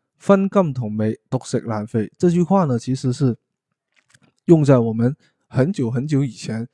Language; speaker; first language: Chinese; non-native, local second language; Cantonese